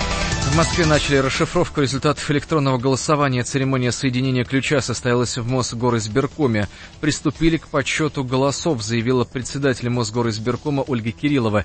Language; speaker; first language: Russian; native; Russian